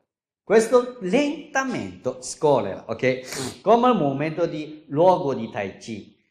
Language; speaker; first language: Italian; non-native, learner; Chinese